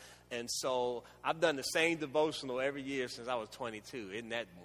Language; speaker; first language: English; native; English